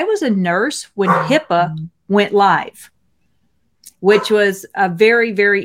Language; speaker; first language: English; native; English